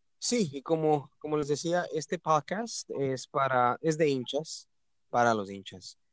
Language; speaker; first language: Spanish; native; Spanish